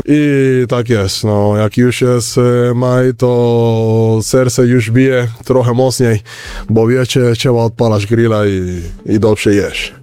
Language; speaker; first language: Polish; non-native, learner; Spanish